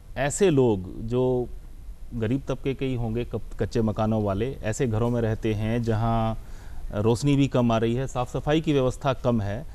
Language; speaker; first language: Hindi; native; Hindi